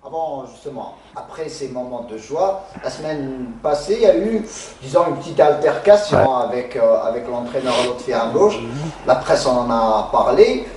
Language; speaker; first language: French; non-native, local second language; Arabic